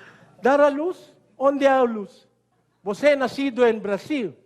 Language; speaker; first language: Portuguese; non-native, learner; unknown